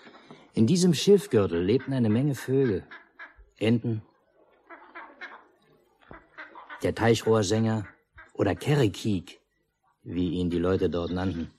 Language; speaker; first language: German; native; German